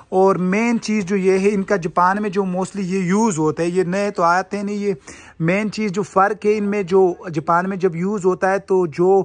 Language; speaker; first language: Urdu; non-native, local second language; Pashto